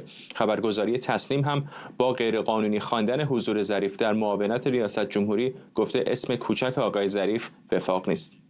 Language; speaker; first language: Persian; native; Persian